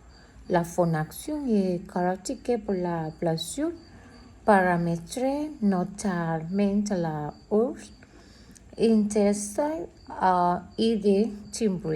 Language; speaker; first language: French; non-native, learner; Spanish